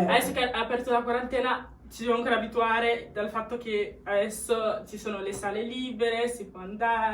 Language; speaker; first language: Italian; early bilingual, other home language; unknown